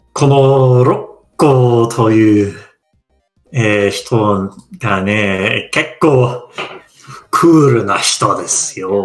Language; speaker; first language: Japanese; non-native, learner; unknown